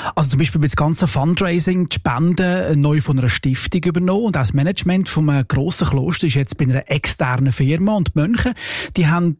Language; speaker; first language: German; native; German